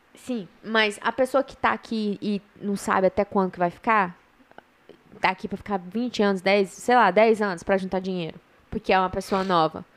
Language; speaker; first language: Portuguese; native; Portuguese